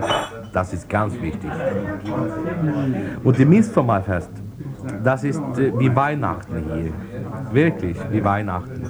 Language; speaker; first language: German; non-native, learner; Swedish